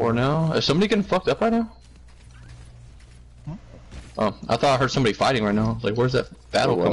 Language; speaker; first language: English; native; English